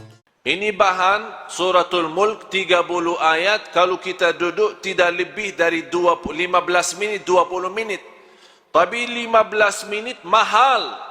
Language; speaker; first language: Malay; non-native, fluent; Arabic